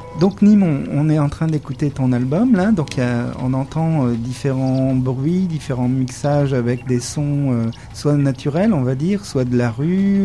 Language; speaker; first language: French; native; French